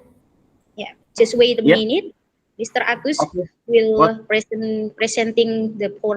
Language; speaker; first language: English; non-native, learner; Indonesian